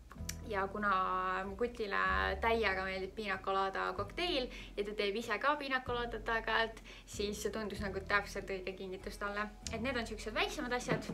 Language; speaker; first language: Estonian; native; Estonian